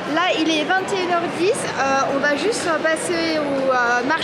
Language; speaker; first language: French; native; French